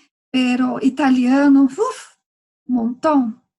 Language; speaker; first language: Spanish; non-native, fluent; Portuguese